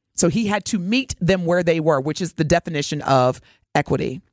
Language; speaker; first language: English; native; English